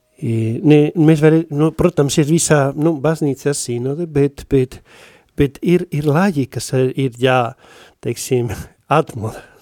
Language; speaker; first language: Latvian; non-native, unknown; Spanish